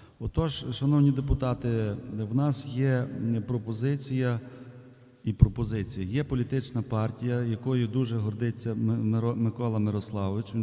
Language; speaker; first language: Ukrainian; native; Ukrainian